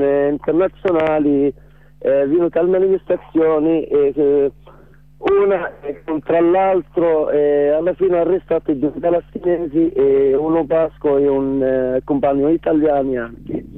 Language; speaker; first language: Italian; non-native, learner; Arabic